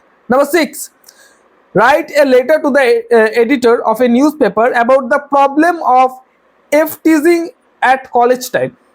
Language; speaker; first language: English; non-native, local second language; Bangla